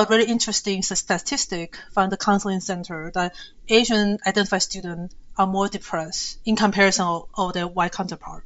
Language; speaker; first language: English; early bilingual, other home language; Chinese